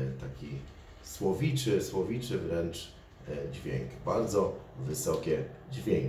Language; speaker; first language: Polish; native; Polish